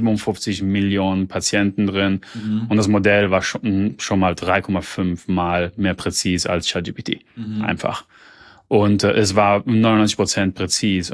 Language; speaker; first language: German; early bilingual, heritage; German